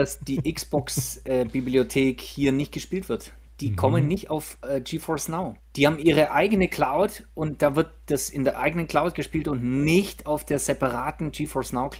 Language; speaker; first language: German; native; German